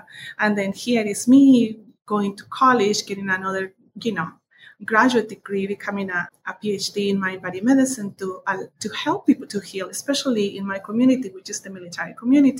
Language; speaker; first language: English; non-native, fluent; Spanish